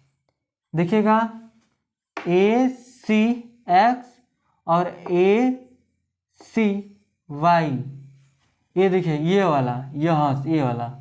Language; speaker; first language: Hindi; native; Hindi